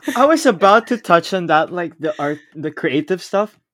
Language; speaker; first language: English; non-native, local second language; Filipino